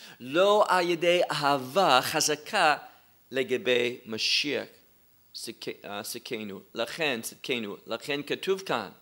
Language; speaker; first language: Hebrew; non-native, fluent; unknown